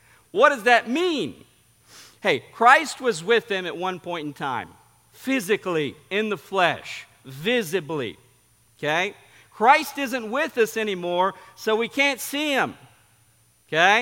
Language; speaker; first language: English; early bilingual, heritage; English